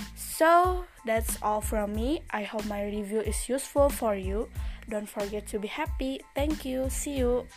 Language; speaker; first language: English; non-native, learner; Indonesian